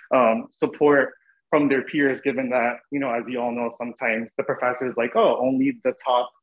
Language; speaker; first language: English; native; English